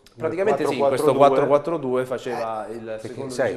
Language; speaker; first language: Italian; native; Italian